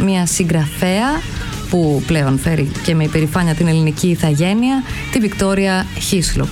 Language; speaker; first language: Greek; native; Greek